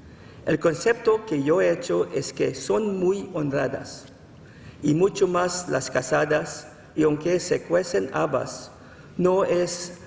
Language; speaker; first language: Spanish; non-native, fluent; Filipino